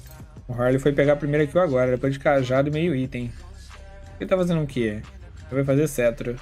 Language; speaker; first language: Portuguese; native; Portuguese